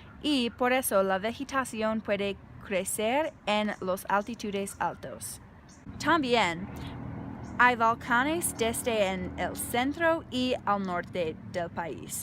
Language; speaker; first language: Spanish; non-native, learner; English